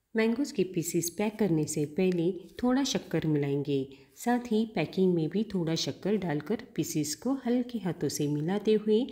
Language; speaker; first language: Hindi; non-native, local second language; Marathi